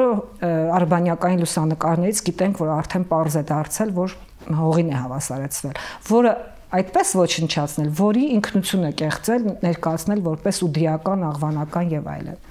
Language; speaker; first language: Armenian; native; Armenian